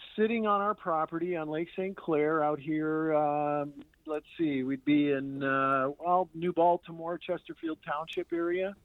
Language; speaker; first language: English; native; English